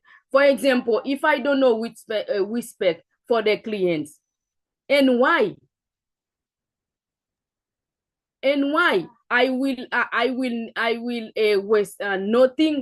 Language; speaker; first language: English; non-native, learner; Haitian Creole